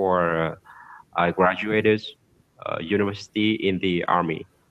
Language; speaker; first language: English; non-native, learner; Vietnamese